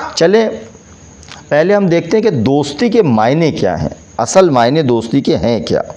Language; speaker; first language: Urdu; native; Urdu